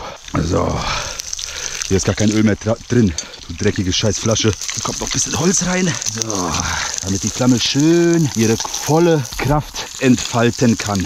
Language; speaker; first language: German; early bilingual, other home language; Bosnian